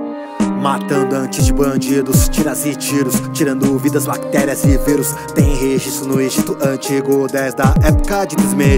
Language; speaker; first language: Portuguese; native; Portuguese